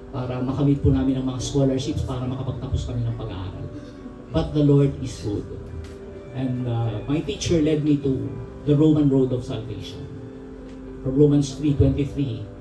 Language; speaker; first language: Filipino; non-native, local second language; Pangasinan